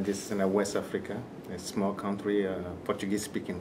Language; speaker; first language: English; non-native, fluent; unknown